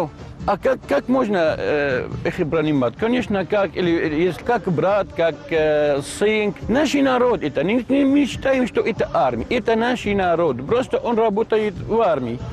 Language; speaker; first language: Russian; non-native, learner; Arabic